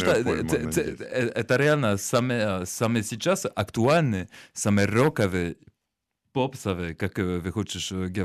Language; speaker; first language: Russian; non-native, learner; French